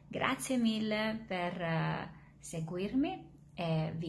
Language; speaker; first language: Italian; non-native, fluent; Albanian